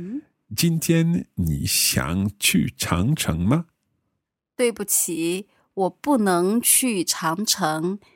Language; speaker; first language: Chinese; non-native, learner; English